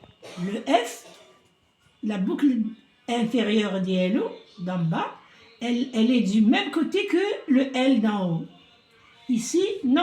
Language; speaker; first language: French; non-native, local second language; Arabic